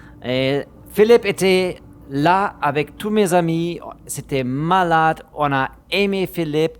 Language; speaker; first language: French; non-native, fluent; German